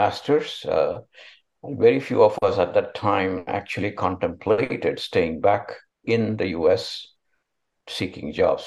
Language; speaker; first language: English; non-native, local second language; Kannada